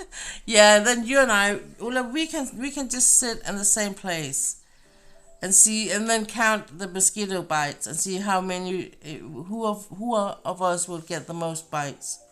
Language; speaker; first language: English; non-native, fluent; Danish